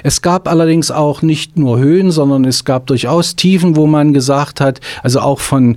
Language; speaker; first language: German; native; German